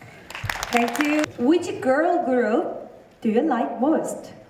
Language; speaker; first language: English; non-native, learner; Korean